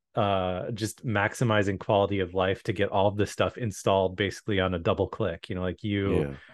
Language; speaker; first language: English; native; English